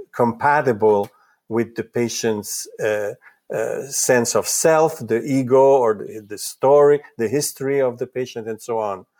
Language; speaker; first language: English; non-native, fluent; Italian